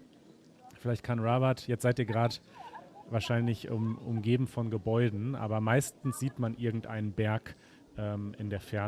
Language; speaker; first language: German; native; German